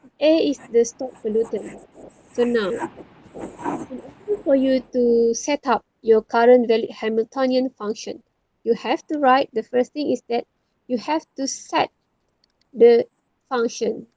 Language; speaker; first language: English; non-native, local second language; Malay